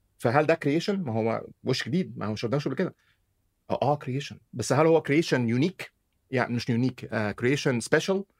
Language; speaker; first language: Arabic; native; Arabic